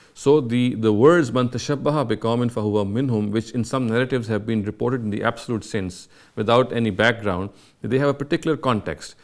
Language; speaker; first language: English; non-native, local second language; Urdu